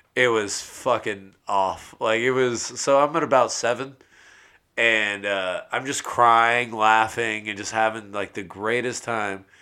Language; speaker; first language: English; native; English